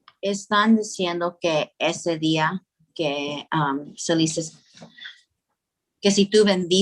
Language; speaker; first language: Spanish; early bilingual, heritage; Spanish